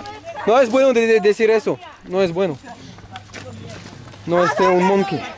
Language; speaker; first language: Spanish; non-native, learner; French